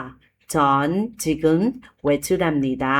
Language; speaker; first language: Korean; non-native, fluent; Burmese